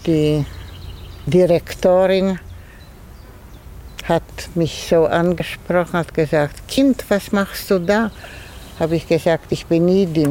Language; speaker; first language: German; non-native, fluent; Polish